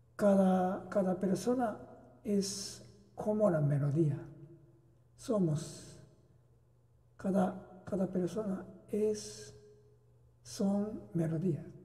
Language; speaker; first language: Spanish; non-native, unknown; Japanese